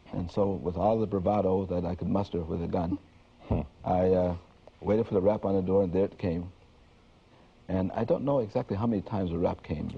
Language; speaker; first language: English; native; English